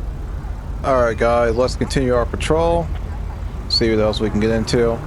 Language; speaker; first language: English; native; English